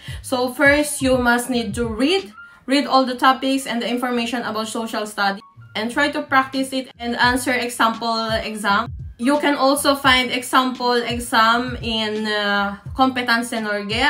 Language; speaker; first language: English; non-native, local second language; Filipino